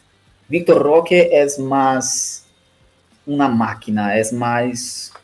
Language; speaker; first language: Spanish; non-native, learner; Portuguese